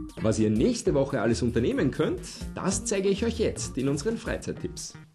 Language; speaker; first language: German; native; German